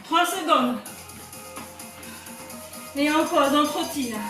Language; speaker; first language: French; native; French